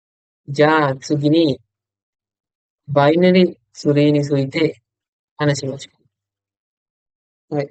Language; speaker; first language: Japanese; non-native, fluent; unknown